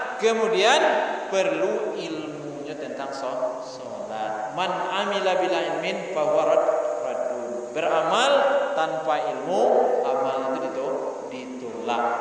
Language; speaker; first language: Malay; non-native, local second language; Minangkabau